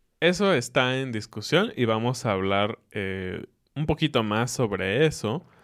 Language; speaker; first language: Spanish; native; Spanish